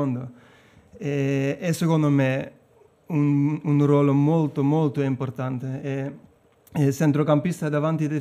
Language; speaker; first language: Italian; non-native, fluent; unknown